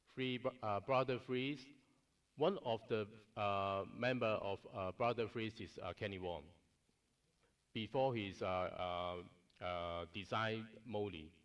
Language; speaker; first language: English; non-native, learner; Cantonese